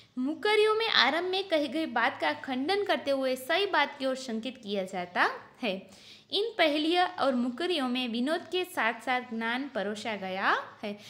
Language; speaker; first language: Hindi; non-native, local second language; Gujarati